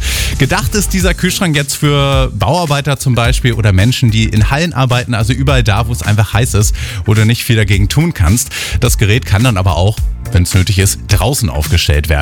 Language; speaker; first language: German; native; German